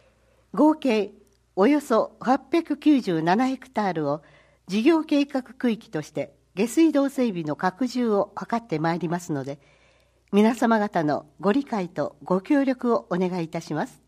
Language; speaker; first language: Japanese; native; Japanese